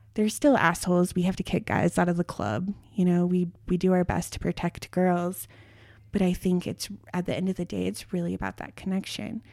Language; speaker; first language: English; native; English